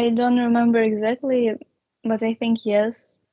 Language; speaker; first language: English; non-native, learner; Russian